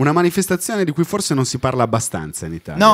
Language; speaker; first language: Italian; native; Italian